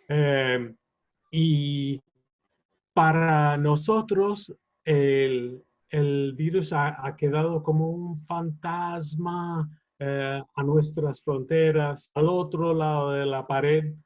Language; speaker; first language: Spanish; non-native, fluent; English